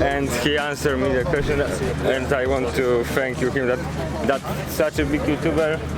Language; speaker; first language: English; non-native, learner; Polish